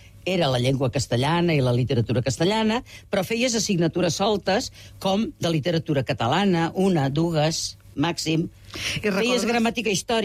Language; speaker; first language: Catalan; native; Catalan